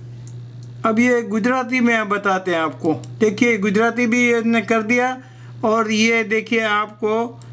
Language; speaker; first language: Hindi; non-native, local second language; Gujarati